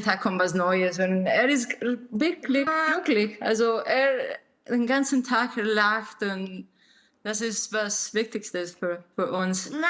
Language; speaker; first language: German; non-native, learner; Spanish